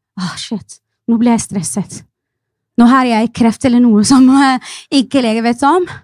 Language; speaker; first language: Norwegian; non-native, fluent; Arabic